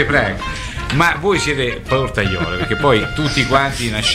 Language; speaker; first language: Italian; native; Italian